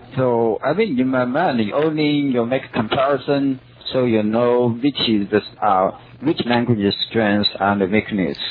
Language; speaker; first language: English; non-native, learner; Chinese